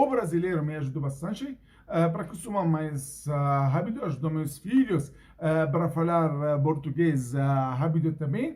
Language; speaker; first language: Portuguese; non-native, learner; Arabic